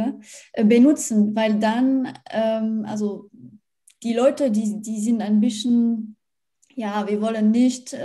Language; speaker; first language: German; non-native, learner; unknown